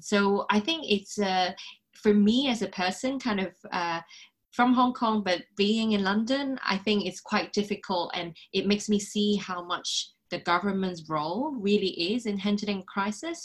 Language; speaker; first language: English; non-native, local second language; Cantonese